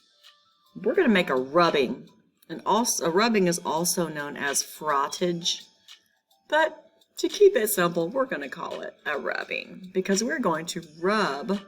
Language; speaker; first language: English; native; English